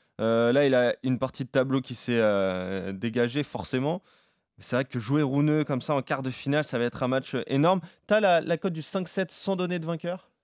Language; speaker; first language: French; native; French